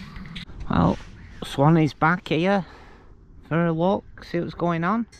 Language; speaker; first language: English; native; English